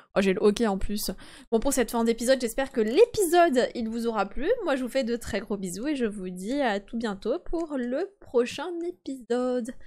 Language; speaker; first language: French; early bilingual, other home language; Polish